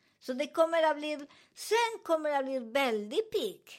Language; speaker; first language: Swedish; non-native, learner; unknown